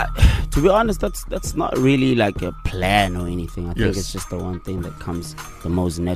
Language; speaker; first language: English; non-native, local second language; Tswana